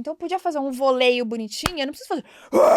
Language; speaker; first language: Portuguese; native; Portuguese